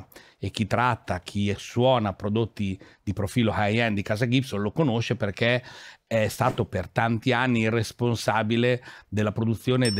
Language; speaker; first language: Italian; native; Italian